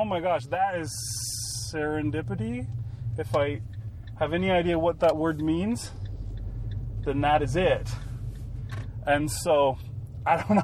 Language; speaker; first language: English; native; English